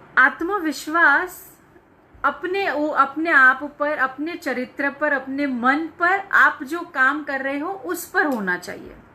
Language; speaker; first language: Hindi; non-native, local second language; Gujarati